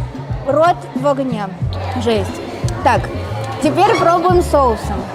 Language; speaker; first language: Russian; native; Russian